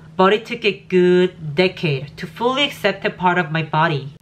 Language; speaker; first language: English; non-native, fluent; Korean